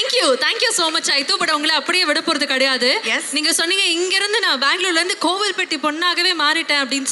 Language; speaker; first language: Tamil; native; Tamil